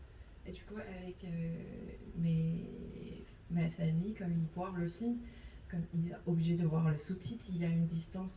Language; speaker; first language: French; non-native, fluent; Chinese